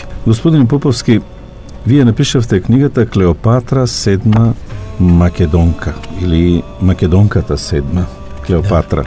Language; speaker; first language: Macedonian; native; Macedonian